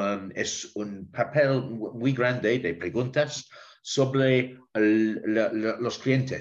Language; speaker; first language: Spanish; non-native, learner; English